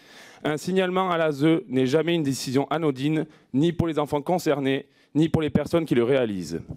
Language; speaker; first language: French; native; French